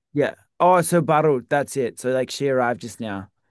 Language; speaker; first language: English; native; English